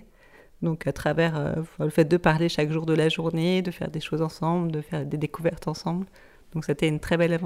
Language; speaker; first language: French; native; French